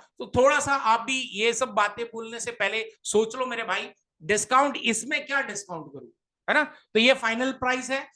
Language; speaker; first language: Hindi; native; Hindi